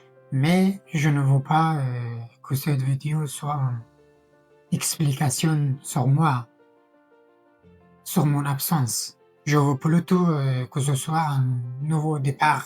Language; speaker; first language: French; non-native, fluent; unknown